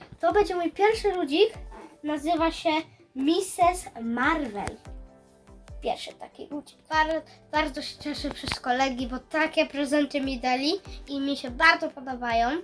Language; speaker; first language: Polish; early bilingual, heritage; Polish